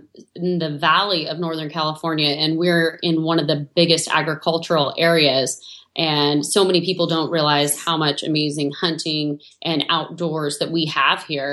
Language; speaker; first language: English; native; English